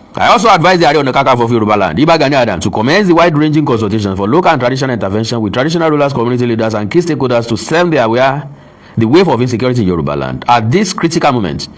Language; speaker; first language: English; non-native, local second language; Yoruba